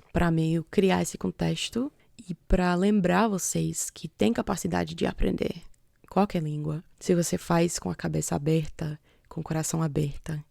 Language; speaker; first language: Portuguese; non-native, fluent; English